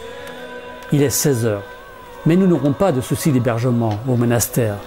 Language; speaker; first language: French; native; French